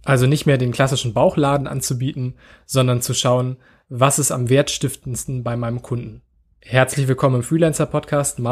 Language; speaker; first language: German; native; German